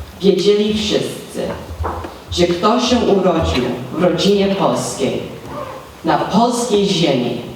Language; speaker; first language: Polish; early bilingual, heritage; Polish